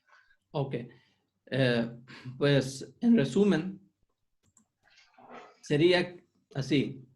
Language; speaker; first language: Spanish; non-native, fluent; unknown